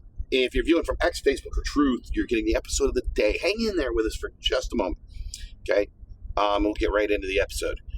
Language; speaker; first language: English; native; English